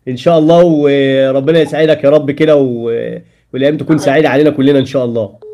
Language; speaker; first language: Arabic; native; Arabic